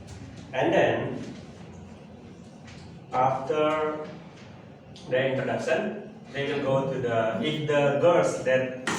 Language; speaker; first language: English; non-native, learner; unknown